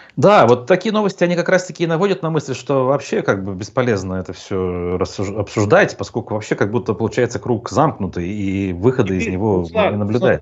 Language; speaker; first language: Russian; native; Russian